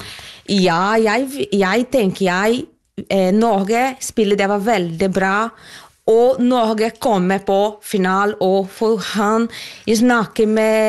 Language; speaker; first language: Norwegian; non-native, learner; Portuguese